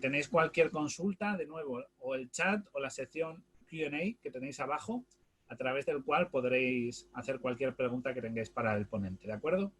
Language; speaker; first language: Spanish; native; Spanish